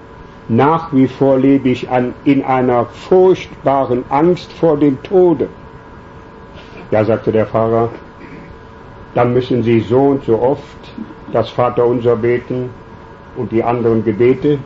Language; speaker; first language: German; native; German